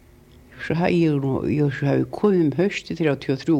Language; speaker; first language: Icelandic; native; Icelandic